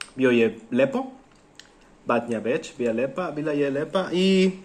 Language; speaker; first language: Serbian; non-native, learner; Spanish